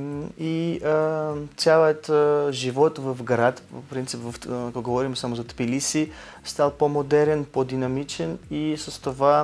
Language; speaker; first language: Bulgarian; non-native, learner; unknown